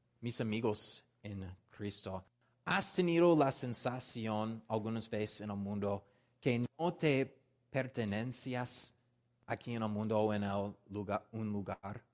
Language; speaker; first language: Spanish; non-native, learner; English